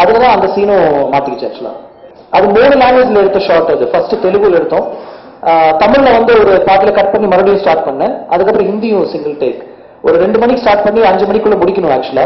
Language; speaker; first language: Tamil; native; Tamil